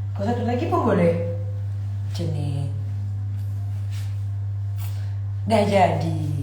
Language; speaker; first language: Malay; native; Malay